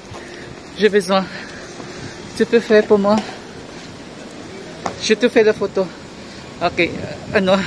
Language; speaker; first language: French; non-native, learner; Filipino